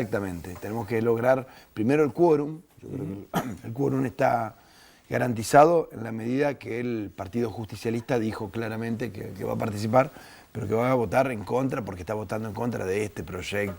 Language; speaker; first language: Spanish; native; Spanish